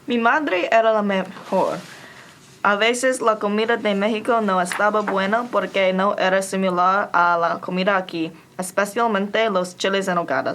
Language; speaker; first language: Spanish; non-native, learner; English